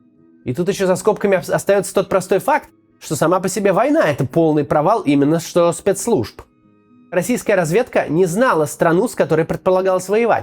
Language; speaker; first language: Russian; native; Russian